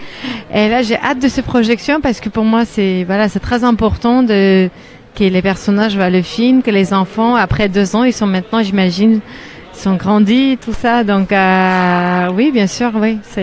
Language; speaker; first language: French; non-native, fluent; Armenian